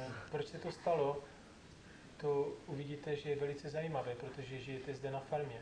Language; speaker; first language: Czech; native; Czech